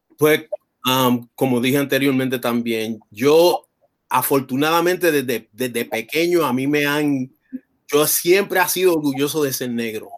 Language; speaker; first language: Spanish; early bilingual, other home language; English